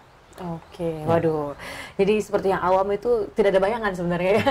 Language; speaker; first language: Indonesian; native; Indonesian